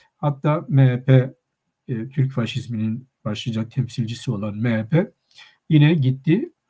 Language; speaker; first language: Turkish; non-native, local second language; Kurdish